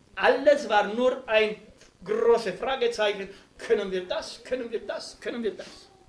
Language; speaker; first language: German; non-native, fluent; Romanian